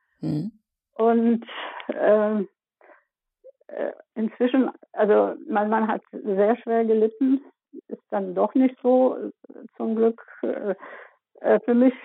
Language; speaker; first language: German; early bilingual, other home language; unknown